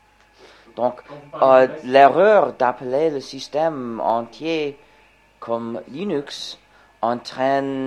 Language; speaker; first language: French; non-native, fluent; English